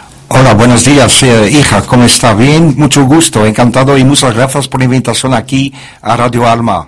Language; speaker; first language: Spanish; non-native, learner; French